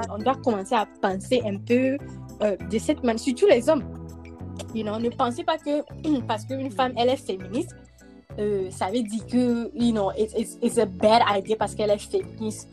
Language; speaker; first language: French; early bilingual, heritage; French